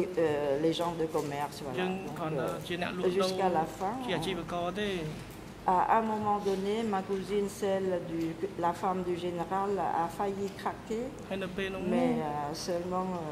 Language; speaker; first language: French; non-native, local second language; Khmer